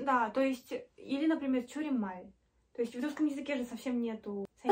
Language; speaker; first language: Russian; native; Russian